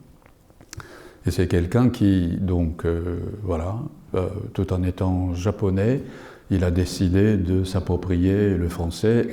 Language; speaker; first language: French; non-native, fluent; Japanese